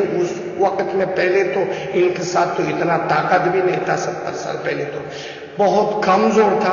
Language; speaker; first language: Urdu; non-native, learner; Uyghur